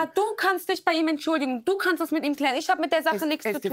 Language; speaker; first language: German; native; German